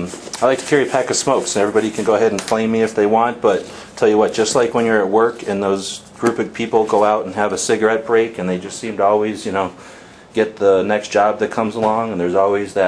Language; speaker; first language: English; native; English